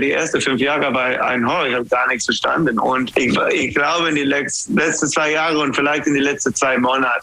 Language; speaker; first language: German; non-native, learner; English